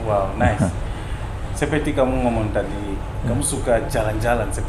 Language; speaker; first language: Indonesian; non-native, fluent; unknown